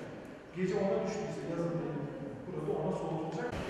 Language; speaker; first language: Turkish; native; Turkish